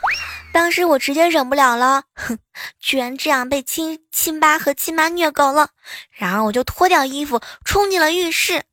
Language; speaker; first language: Chinese; native; Chinese